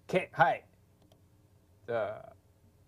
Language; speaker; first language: Japanese; non-native, fluent; English